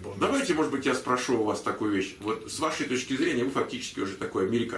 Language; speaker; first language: Russian; native; Russian